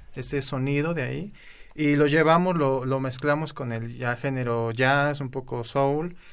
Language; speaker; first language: Spanish; native; Spanish